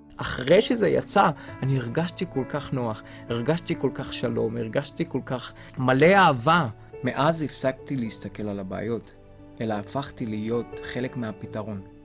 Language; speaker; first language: Hebrew; non-native, local second language; Arabic